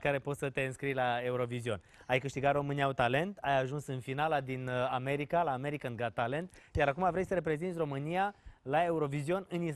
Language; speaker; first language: Romanian; native; Romanian